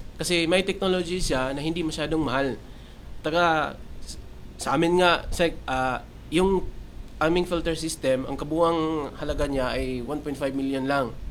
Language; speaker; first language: Filipino; non-native, local second language; Cebuano